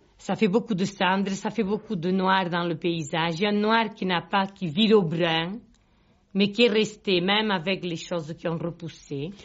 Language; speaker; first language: French; non-native, local second language; Catalan